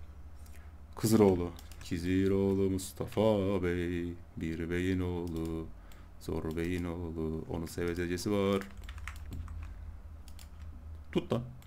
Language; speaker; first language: Turkish; native; Turkish